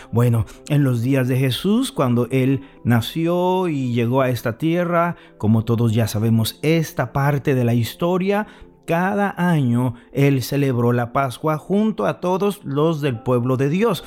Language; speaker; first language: Spanish; native; Spanish